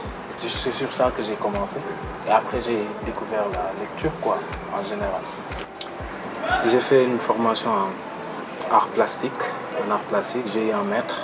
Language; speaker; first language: French; non-native, local second language; Wolof